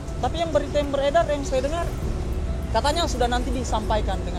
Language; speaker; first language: Indonesian; native; Indonesian